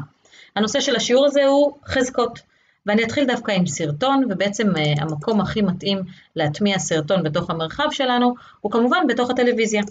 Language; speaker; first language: Hebrew; native; Hebrew